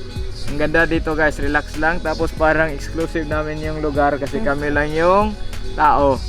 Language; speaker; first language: Filipino; non-native, local second language; Cebuano